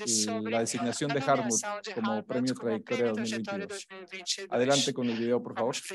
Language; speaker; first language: Spanish; native; Spanish